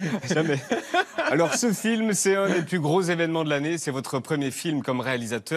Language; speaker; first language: French; native; French